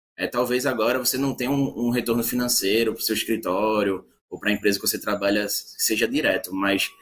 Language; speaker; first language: Portuguese; native; Portuguese